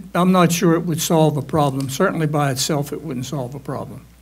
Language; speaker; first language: English; native; English